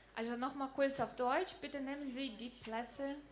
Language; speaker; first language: German; non-native, fluent; Ukrainian